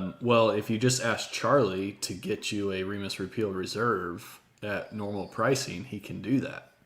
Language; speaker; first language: English; native; English